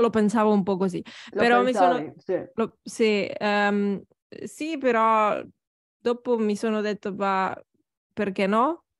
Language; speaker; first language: Italian; non-native, learner; Catalan